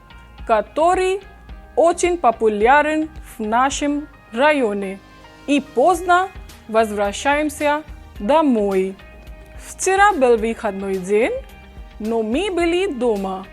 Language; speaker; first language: Russian; non-native, fluent; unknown